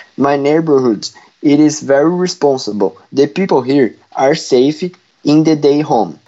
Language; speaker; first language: English; non-native, fluent; Portuguese